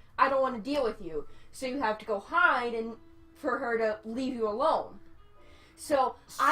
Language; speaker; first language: English; native; English